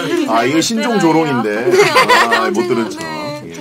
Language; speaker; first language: Korean; native; Korean